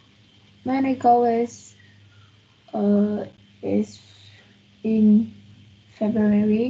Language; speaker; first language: English; non-native, learner; Vietnamese